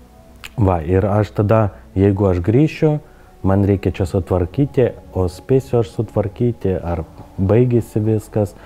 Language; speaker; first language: Lithuanian; non-native, learner; Ukrainian